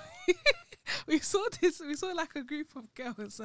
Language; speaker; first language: English; native; English